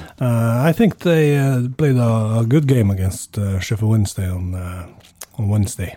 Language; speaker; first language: English; non-native, learner; Norwegian